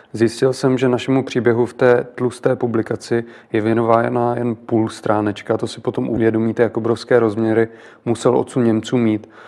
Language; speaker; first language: Czech; native; Czech